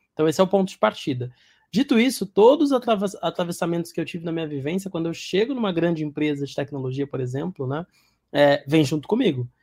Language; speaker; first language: Portuguese; native; Portuguese